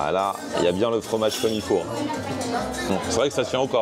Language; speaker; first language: French; native; French